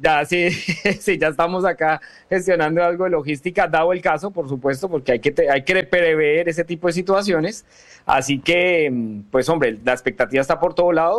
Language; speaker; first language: Spanish; native; Spanish